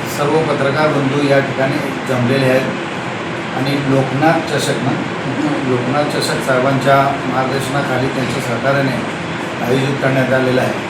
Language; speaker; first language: Marathi; native; Marathi